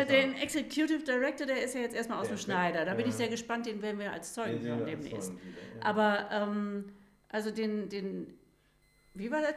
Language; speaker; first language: German; native; German